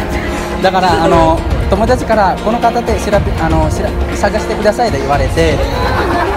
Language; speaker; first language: Japanese; non-native, learner; Indonesian